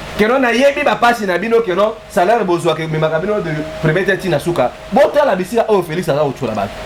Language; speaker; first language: Lingala; native; Lingala